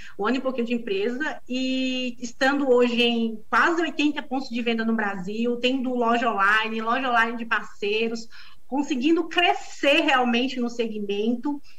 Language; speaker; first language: Portuguese; native; Portuguese